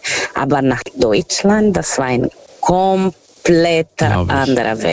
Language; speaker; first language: German; non-native, fluent; Portuguese